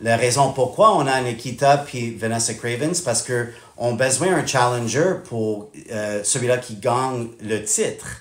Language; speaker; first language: French; non-native, fluent; English